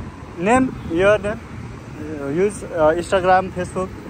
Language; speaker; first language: English; non-native, learner; Nepali